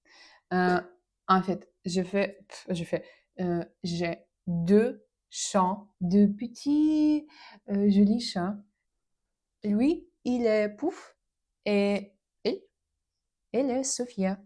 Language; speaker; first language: French; non-native, learner; Russian